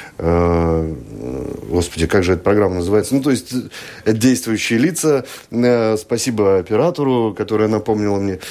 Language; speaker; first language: Russian; native; Russian